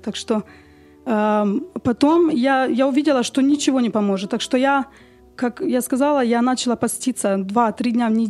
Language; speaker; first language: Russian; early bilingual, heritage; Russian